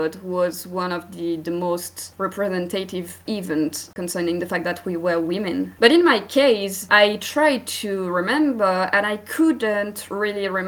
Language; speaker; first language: English; non-native, fluent; French